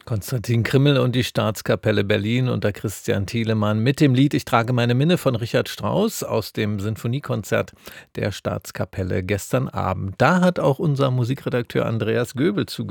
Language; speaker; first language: German; native; German